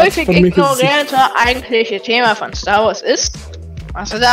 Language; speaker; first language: German; native; German